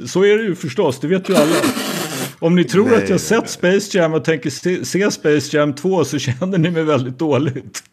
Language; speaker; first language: Swedish; native; Swedish